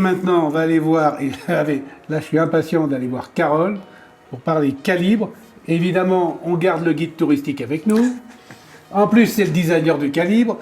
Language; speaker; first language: French; native; French